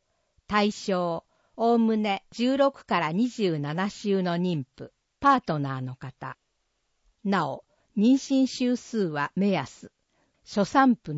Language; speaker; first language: Japanese; native; Japanese